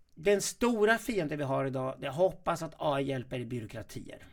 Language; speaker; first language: Swedish; native; Swedish